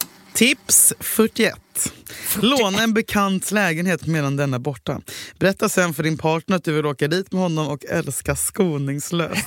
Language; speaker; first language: Swedish; native; Swedish